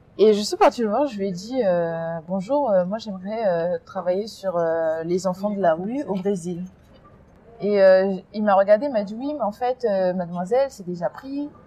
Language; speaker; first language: French; early bilingual, other home language; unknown